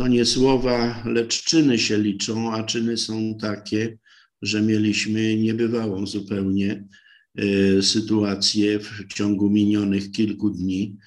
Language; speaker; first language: Polish; native; Polish